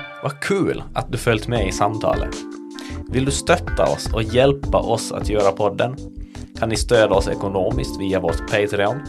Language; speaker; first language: Swedish; native; Swedish